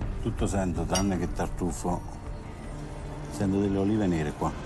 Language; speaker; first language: Italian; native; Italian